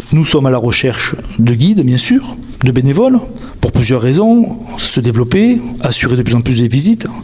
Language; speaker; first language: French; native; French